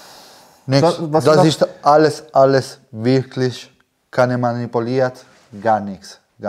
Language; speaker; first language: German; non-native, learner; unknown